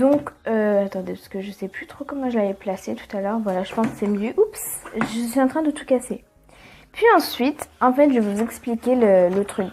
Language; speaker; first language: French; native; French